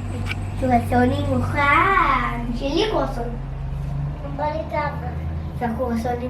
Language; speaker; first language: Hebrew; early bilingual, other home language; English